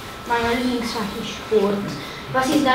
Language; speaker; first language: German; non-native, learner; Hungarian